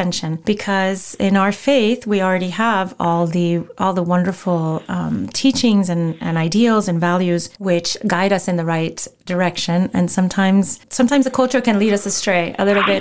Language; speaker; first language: English; non-native, fluent; Spanish